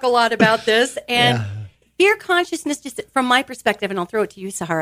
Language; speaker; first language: English; native; English